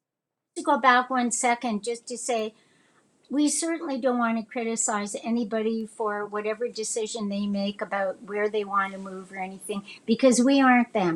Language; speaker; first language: English; native; English